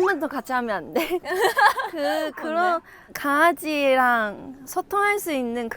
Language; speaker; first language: Korean; non-native, fluent; Chinese